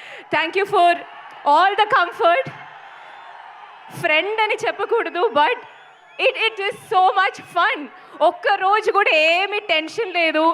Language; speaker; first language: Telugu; non-native, learner; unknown